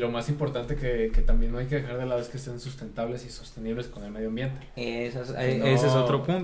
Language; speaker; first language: Spanish; native; Spanish